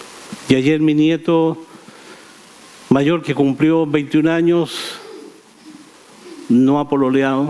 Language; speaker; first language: Spanish; native; Spanish